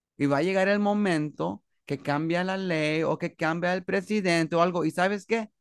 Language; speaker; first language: Spanish; early bilingual, heritage; Spanish